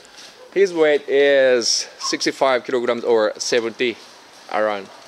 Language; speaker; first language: English; non-native, learner; Japanese